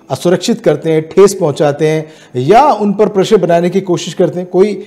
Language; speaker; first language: Hindi; native; Hindi